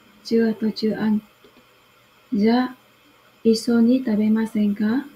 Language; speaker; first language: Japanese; non-native, fluent; Vietnamese